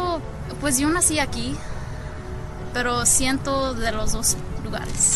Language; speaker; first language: Spanish; early bilingual, heritage; Spanish